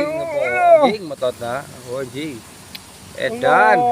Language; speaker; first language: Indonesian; non-native, local second language; Sundanese